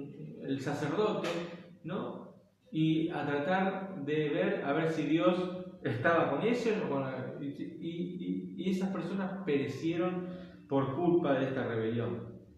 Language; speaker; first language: Spanish; native; Spanish